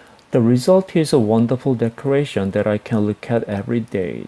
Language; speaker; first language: English; non-native, fluent; Korean